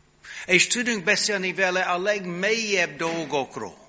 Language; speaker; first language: Hungarian; non-native, fluent; English